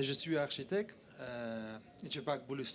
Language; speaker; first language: French; non-native, learner; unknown